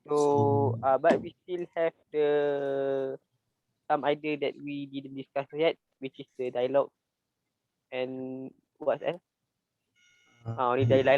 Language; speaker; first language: English; non-native, learner; Malay